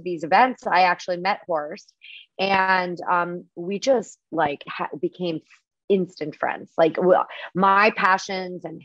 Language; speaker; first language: English; native; English